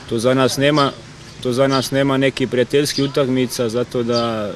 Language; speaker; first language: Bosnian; early bilingual, heritage; Bosnian